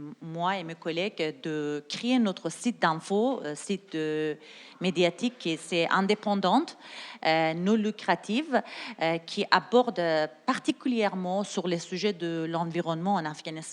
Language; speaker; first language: French; non-native, learner; Persian